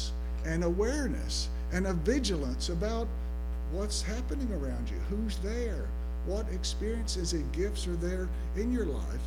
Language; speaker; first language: English; native; English